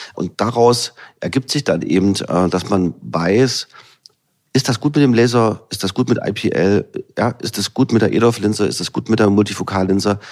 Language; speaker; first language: German; native; German